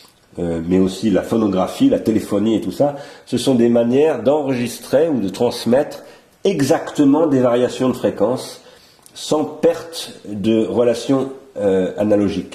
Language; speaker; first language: French; native; French